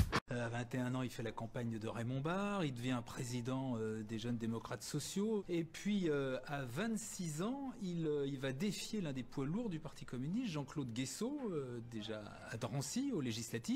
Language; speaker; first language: French; native; French